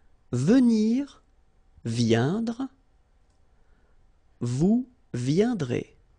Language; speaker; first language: French; native; French